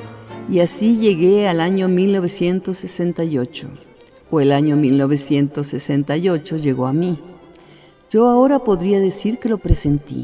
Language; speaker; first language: Spanish; native; Spanish